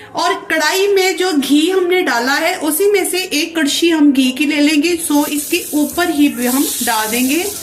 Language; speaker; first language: Hindi; non-native, local second language; Punjabi